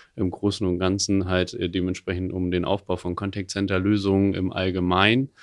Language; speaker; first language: German; native; German